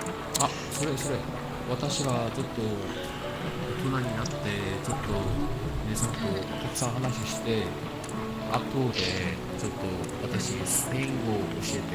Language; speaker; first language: Japanese; non-native, learner; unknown